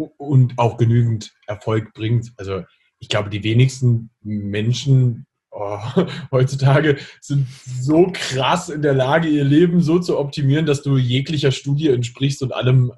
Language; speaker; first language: German; native; German